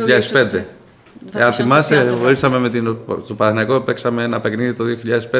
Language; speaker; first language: Greek; non-native, fluent; Spanish